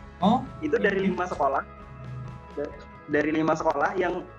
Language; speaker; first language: Indonesian; non-native, local second language; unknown